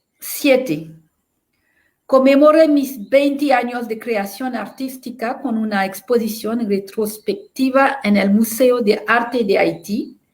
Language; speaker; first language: Spanish; non-native, fluent; French